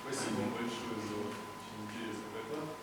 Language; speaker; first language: Russian; native; Russian